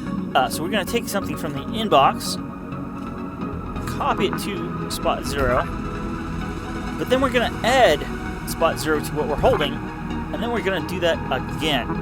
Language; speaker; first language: English; native; English